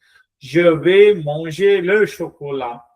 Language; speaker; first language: French; non-native, fluent; Punjabi